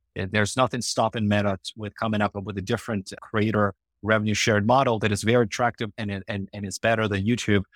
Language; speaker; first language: English; non-native, fluent; Ukrainian